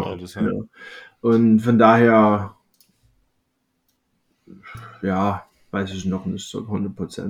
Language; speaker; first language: German; non-native, fluent; English